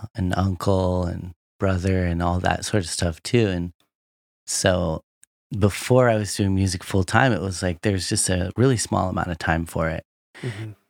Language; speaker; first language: English; native; English